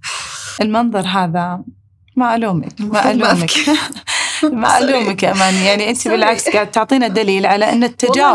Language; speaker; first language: Arabic; native; Arabic